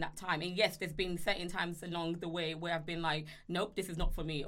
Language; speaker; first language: English; non-native, local second language; Yoruba